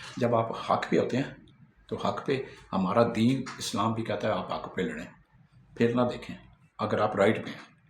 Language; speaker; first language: Urdu; non-native, local second language; Pashto